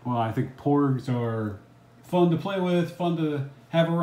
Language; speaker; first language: English; native; English